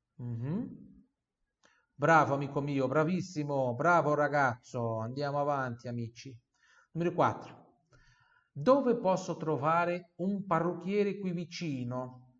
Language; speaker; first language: Italian; non-native, fluent; Portuguese